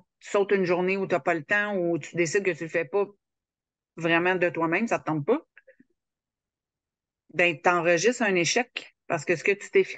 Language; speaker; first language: French; native; French